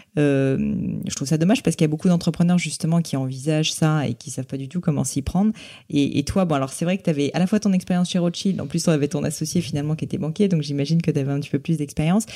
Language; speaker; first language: French; native; French